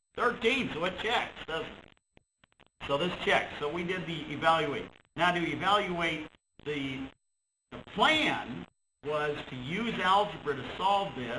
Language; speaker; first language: English; native; English